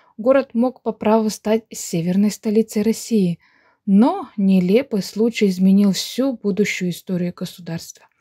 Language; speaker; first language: Russian; native; Russian